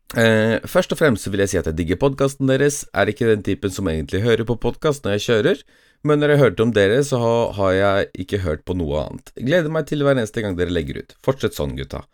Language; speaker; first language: Norwegian; early bilingual, other home language; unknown